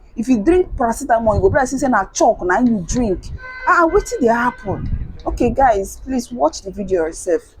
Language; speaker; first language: Nigerian Pidgin; native; Nigerian Pidgin